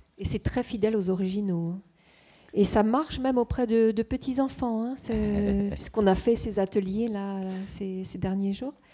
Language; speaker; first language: French; native; French